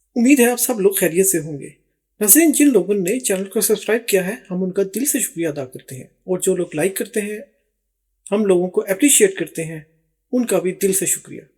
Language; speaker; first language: Urdu; native; Urdu